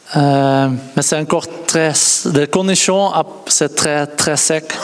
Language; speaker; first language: French; non-native, fluent; Dutch